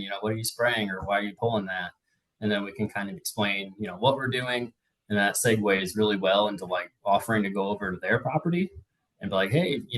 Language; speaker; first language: English; native; English